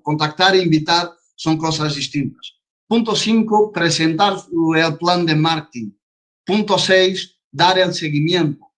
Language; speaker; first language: Spanish; non-native, fluent; Portuguese